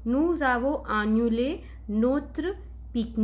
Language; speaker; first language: French; non-native, fluent; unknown